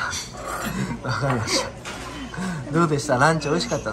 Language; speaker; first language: Japanese; native; Japanese